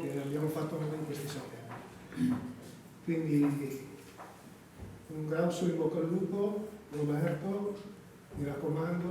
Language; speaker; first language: Italian; native; Italian